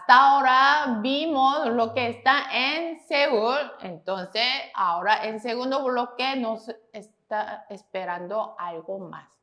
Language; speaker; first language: Spanish; non-native, fluent; Korean